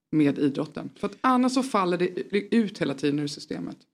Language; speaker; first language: Swedish; native; Swedish